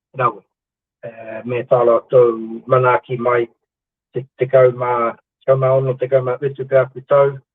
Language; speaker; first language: Māori; non-native, local second language; English